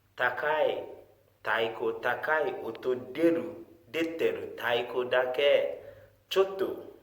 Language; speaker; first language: Japanese; non-native, fluent; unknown